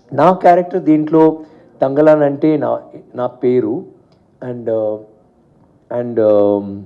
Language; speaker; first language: Telugu; non-native, learner; Tamil